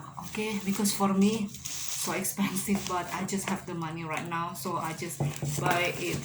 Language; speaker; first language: English; non-native, learner; Indonesian